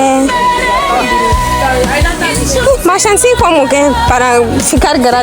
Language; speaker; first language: Portuguese; non-native, learner; Kinyarwanda